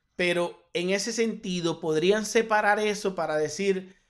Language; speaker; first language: Spanish; native; Spanish